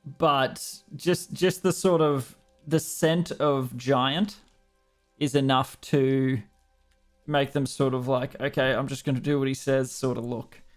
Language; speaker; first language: English; native; English